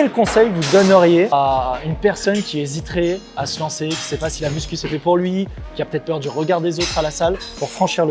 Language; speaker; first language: French; native; French